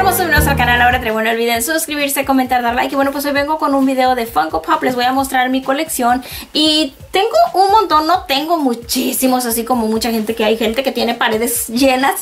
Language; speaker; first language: Spanish; native; Spanish